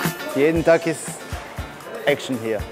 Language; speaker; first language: German; non-native, fluent; Bulgarian